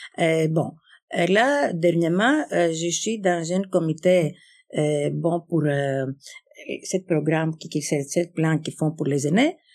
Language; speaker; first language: French; non-native, fluent; Greek